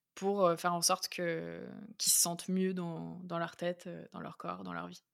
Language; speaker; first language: French; native; French